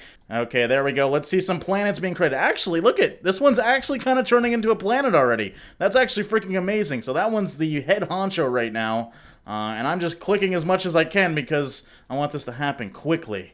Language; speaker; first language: English; native; English